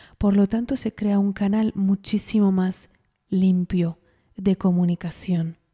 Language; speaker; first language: Spanish; non-native, fluent; French